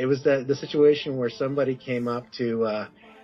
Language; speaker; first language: English; native; English